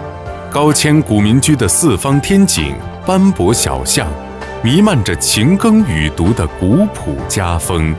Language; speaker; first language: Chinese; native; Chinese